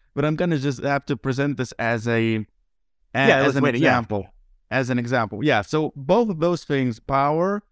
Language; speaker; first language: English; non-native, fluent; Lithuanian